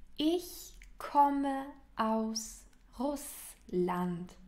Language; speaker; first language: German; non-native, fluent; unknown